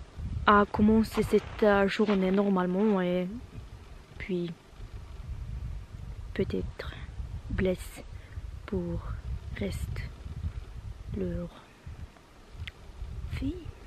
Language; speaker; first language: French; non-native, learner; Norwegian